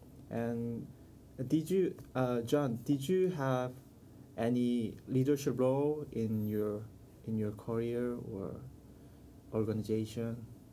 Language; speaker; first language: English; non-native, learner; Korean